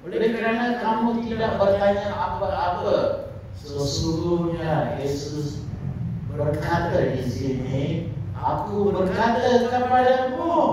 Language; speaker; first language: Malay; non-native, local second language; Tamil